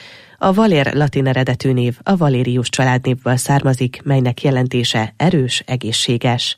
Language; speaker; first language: Hungarian; native; Hungarian